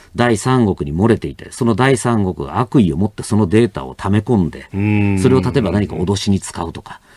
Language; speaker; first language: Japanese; native; Japanese